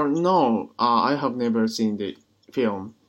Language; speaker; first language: English; non-native, learner; Japanese